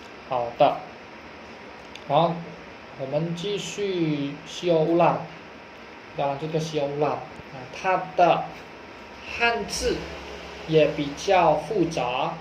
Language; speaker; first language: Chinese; non-native, fluent; Indonesian